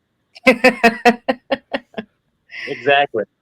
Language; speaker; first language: English; native; English